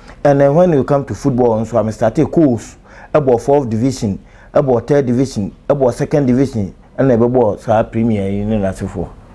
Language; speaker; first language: English; non-native, local second language; Akan